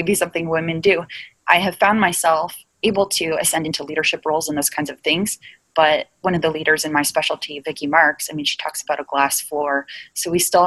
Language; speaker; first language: English; native; English